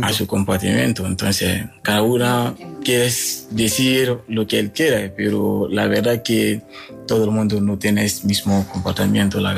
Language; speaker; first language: Spanish; non-native, fluent; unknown